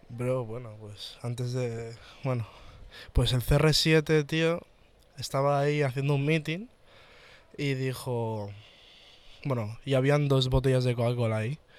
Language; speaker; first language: Spanish; native; Spanish